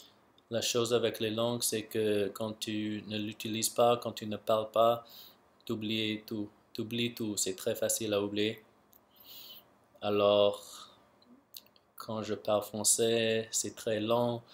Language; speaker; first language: French; non-native, local second language; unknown